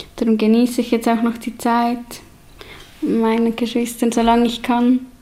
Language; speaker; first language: German; native; German